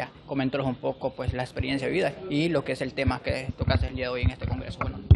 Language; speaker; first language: Spanish; native; Spanish